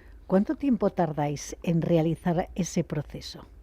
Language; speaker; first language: Spanish; native; Spanish